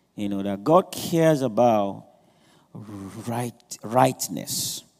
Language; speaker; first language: English; non-native, local second language; Yoruba